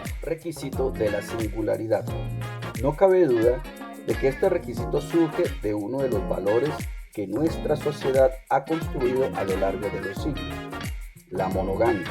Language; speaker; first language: Spanish; native; Spanish